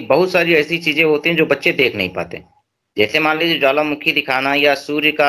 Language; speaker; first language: Hindi; native; Hindi